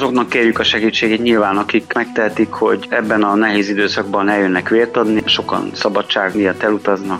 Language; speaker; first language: Hungarian; native; Hungarian